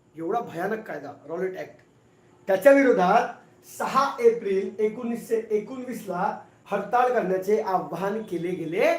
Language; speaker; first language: Marathi; non-native, local second language; Hindi